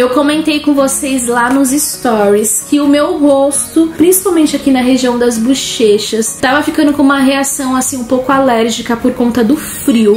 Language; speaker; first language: Portuguese; native; Portuguese